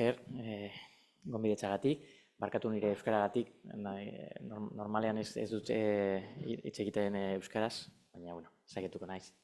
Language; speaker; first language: Basque; non-native, local second language; Spanish